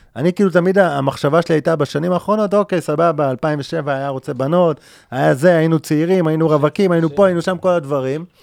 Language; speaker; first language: Hebrew; native; Hebrew